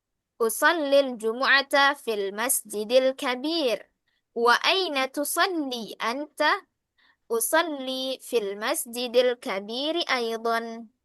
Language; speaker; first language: Arabic; non-native, fluent; Indonesian